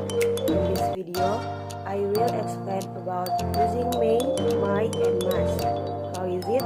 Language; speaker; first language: English; non-native, learner; Indonesian